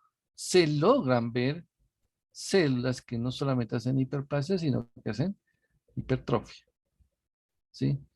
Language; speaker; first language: Spanish; native; Spanish